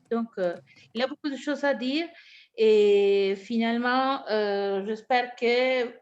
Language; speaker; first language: French; non-native, fluent; Spanish